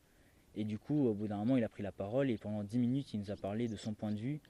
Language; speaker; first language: French; native; French